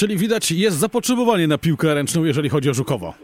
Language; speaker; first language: Polish; native; Polish